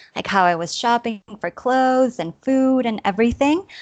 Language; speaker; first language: English; native; English